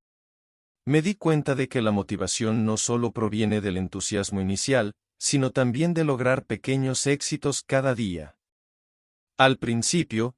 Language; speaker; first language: Spanish; non-native, fluent; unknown